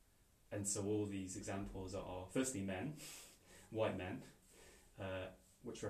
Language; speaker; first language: English; native; English